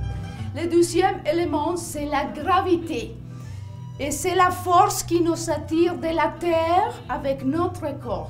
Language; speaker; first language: French; non-native, fluent; Spanish